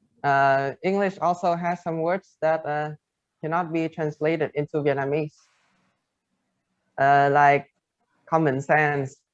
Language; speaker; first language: English; non-native, fluent; Vietnamese